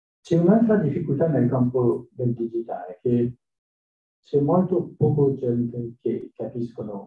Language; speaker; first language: Italian; non-native, learner; French